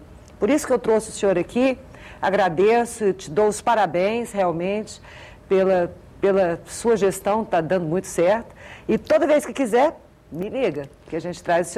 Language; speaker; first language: Portuguese; native; Portuguese